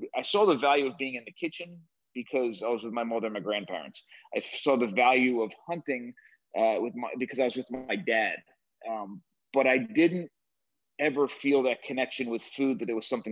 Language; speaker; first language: English; native; English